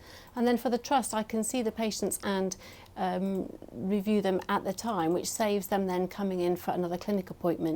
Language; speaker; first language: English; native; English